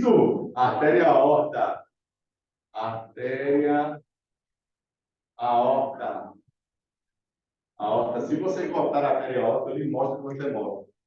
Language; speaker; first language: Portuguese; native; Portuguese